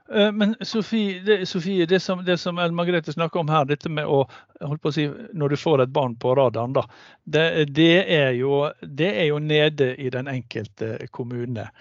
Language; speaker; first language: Norwegian; native; Norwegian